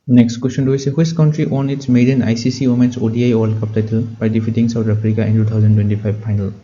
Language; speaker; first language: English; non-native, local second language; Assamese